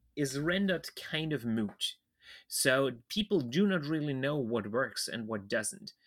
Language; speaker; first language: English; non-native, fluent; German